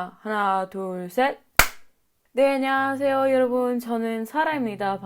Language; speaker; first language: Korean; non-native, learner; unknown